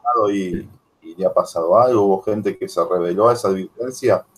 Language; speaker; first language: Spanish; native; Spanish